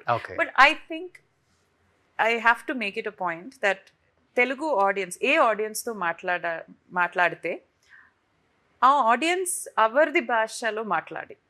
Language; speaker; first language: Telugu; non-native, fluent; Tamil